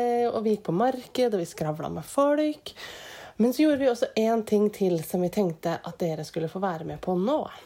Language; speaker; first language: Norwegian; native; Norwegian